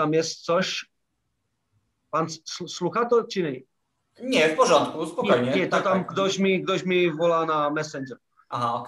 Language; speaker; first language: Polish; non-native, learner; Czech